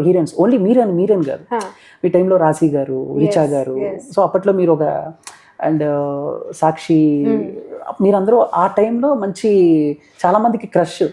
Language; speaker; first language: Telugu; native; Telugu